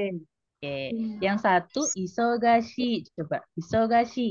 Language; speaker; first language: Indonesian; native; Indonesian